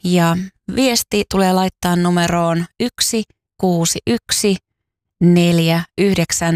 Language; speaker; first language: Finnish; native; Finnish